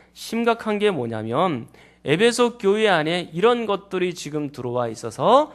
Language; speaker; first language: Korean; native; Korean